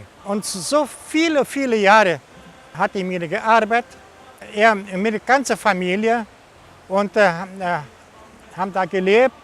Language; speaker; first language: German; early bilingual, heritage; Portuguese